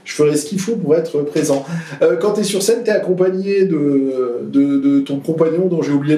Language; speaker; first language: French; native; French